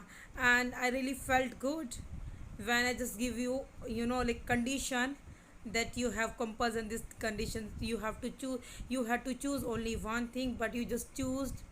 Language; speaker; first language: English; non-native, local second language; Hindi